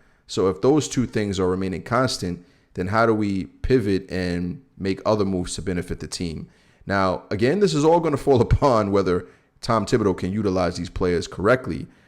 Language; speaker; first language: English; native; English